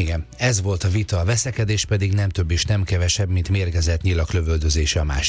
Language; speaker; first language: Hungarian; native; Hungarian